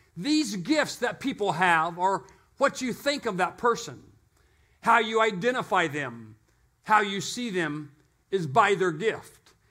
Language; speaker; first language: English; native; English